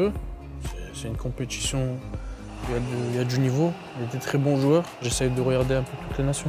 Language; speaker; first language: French; native; French